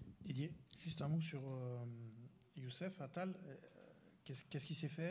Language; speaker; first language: French; native; French